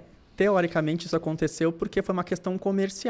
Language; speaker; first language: Portuguese; native; Portuguese